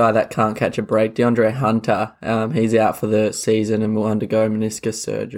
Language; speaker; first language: English; native; English